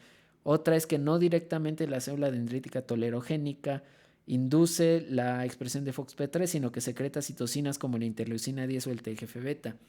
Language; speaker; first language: Spanish; native; Spanish